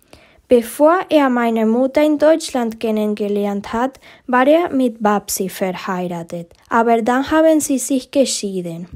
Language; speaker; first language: German; early bilingual, heritage; German